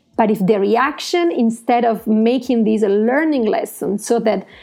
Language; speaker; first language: English; non-native, fluent; Italian